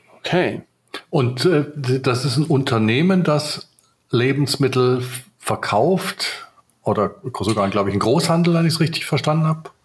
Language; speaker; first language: German; native; German